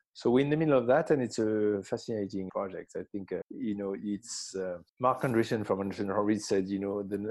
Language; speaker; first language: English; non-native, fluent; French